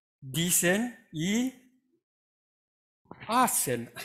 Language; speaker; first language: Spanish; non-native, fluent; Romanian